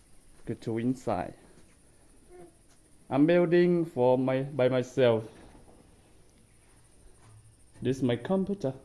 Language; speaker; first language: English; non-native, learner; Hmong